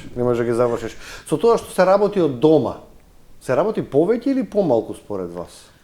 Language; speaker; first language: Macedonian; native; Macedonian